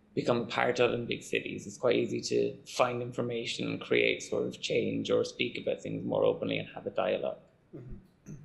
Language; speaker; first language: English; native; English